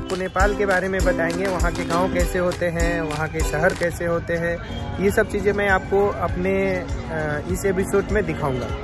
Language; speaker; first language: Hindi; native; Hindi